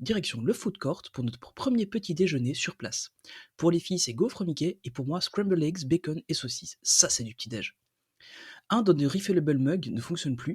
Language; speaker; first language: French; native; French